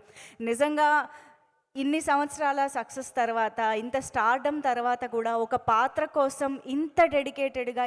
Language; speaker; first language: Telugu; native; Telugu